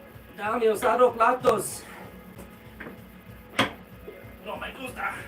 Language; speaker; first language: Spanish; non-native, learner; English